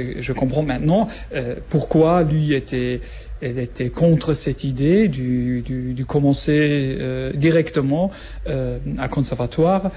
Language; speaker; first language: French; non-native, learner; German